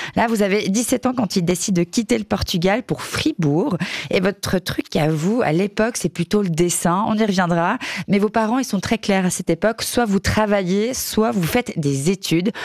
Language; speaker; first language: French; native; French